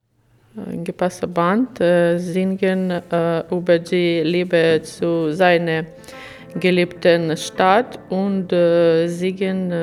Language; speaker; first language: German; non-native, learner; Ukrainian